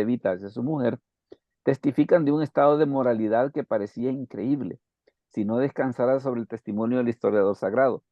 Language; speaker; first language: Spanish; native; Spanish